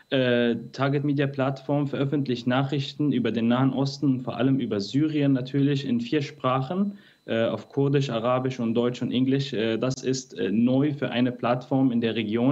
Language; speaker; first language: German; non-native, fluent; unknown